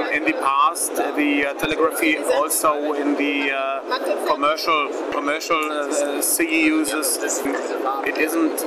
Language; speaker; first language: English; non-native, learner; German